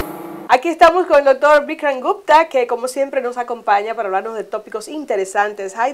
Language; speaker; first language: Spanish; native; Spanish